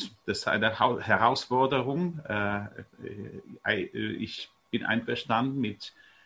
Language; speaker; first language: German; non-native, fluent; Polish